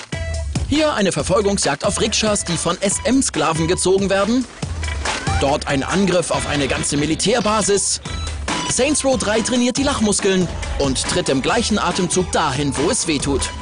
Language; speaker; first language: German; native; German